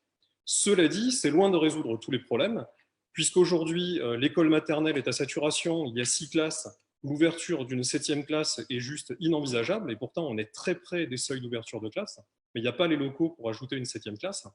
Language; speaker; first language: French; native; French